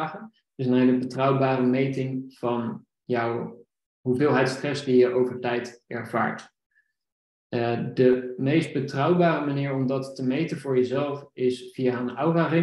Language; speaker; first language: Dutch; native; Dutch